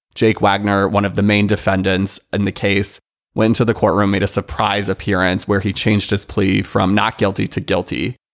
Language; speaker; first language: English; native; English